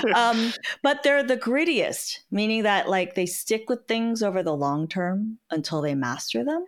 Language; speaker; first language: English; native; English